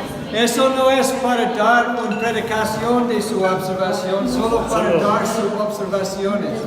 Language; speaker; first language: Spanish; non-native, fluent; English